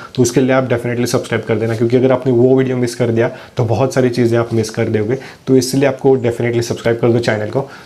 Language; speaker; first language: Hindi; non-native, local second language; Marathi